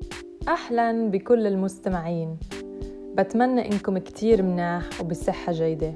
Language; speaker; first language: Arabic; non-native, fluent; English